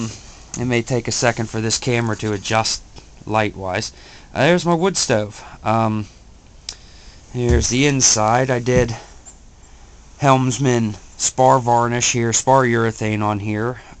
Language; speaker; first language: English; native; English